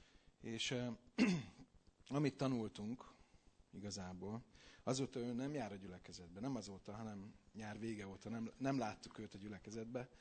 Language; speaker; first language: Hungarian; native; Hungarian